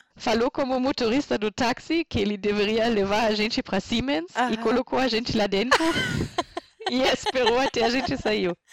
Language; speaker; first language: Portuguese; non-native, fluent; German